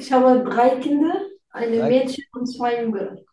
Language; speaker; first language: German; non-native, learner; Arabic